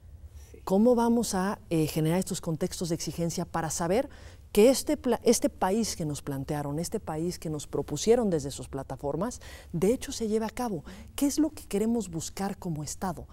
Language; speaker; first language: Spanish; native; Spanish